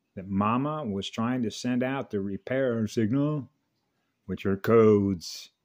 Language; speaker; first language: English; native; English